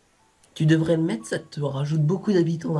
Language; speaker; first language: French; native; French